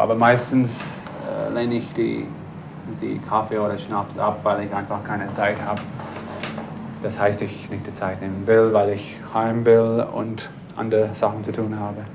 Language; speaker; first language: German; non-native, fluent; English